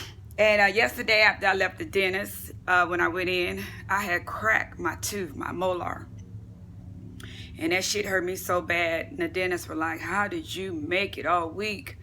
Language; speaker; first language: English; native; English